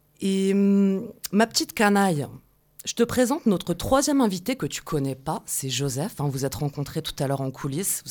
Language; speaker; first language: French; native; French